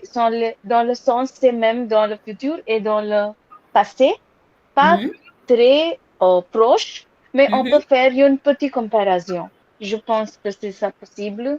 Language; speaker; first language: French; non-native, learner; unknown